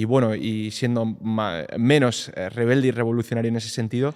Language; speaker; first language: Spanish; native; Spanish